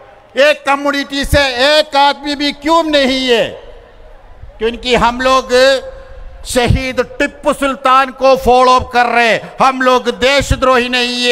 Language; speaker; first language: Hindi; non-native, local second language; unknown